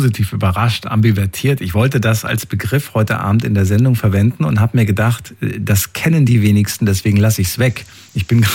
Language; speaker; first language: German; native; German